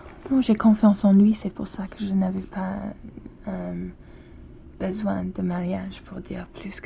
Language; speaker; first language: French; non-native, learner; English